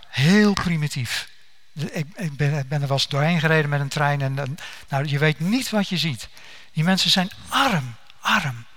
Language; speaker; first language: Dutch; native; Dutch